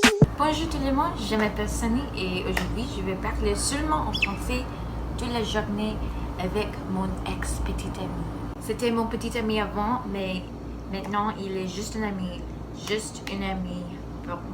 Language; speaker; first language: French; non-native, learner; English